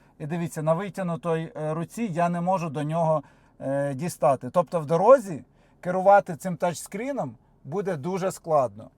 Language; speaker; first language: Ukrainian; non-native, local second language; Russian